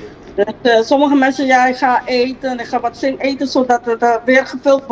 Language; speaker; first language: Dutch; non-native, local second language; Papiamento